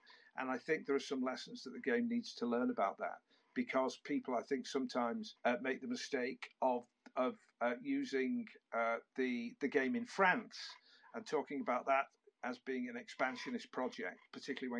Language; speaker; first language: English; native; English